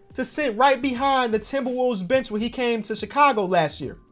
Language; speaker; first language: English; native; English